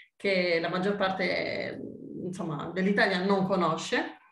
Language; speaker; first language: Italian; native; Italian